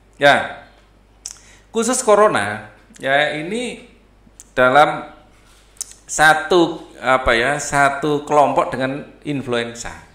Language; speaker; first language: Indonesian; native; Indonesian